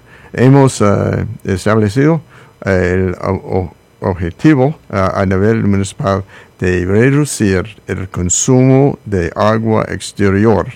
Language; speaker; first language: Spanish; non-native, learner; English